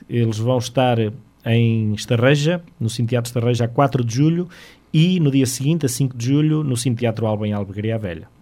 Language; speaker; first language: Portuguese; native; Portuguese